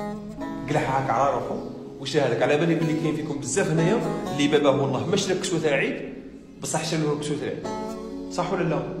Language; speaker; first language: Arabic; native; Arabic